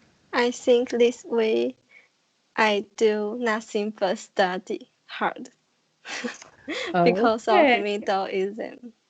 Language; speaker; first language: English; non-native, learner; Chinese